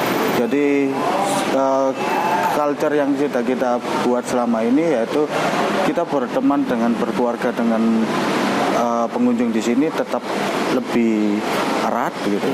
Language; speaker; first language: Indonesian; non-native, local second language; Javanese